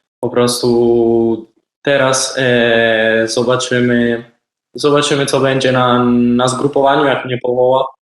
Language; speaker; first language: Polish; early bilingual, heritage; Polish